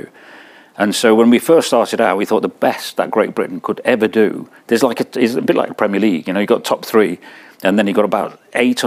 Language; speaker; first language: English; native; English